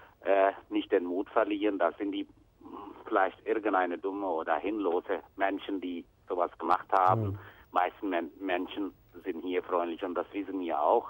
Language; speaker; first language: German; non-native, fluent; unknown